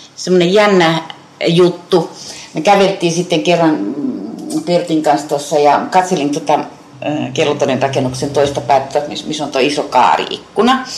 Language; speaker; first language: Finnish; native; Finnish